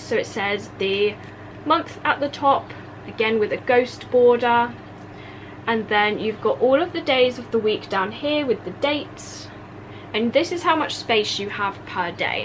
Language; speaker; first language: English; native; English